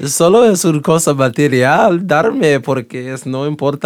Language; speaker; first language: Spanish; non-native, learner; English